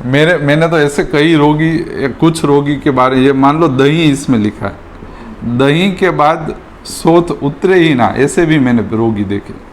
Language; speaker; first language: Hindi; non-native, local second language; Gujarati